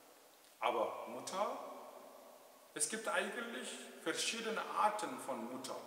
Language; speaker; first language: German; non-native, fluent; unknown